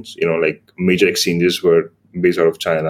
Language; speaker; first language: English; non-native, local second language; Hindi